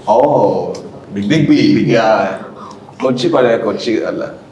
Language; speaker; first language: Malayalam; non-native, learner; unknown